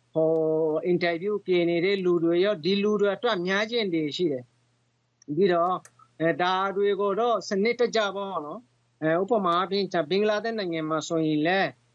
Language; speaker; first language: Burmese; non-native, local second language; Rohingya